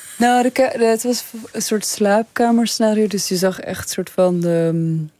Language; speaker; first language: Dutch; early bilingual, other home language; Persian